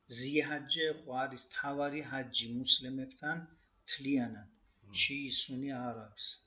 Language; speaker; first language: Georgian; early bilingual, heritage; Georgian